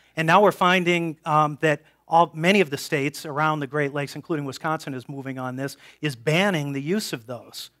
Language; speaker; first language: English; native; English